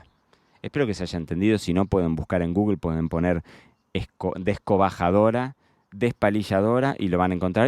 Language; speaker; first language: Spanish; native; Spanish